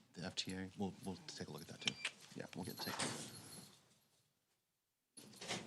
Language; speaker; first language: English; native; English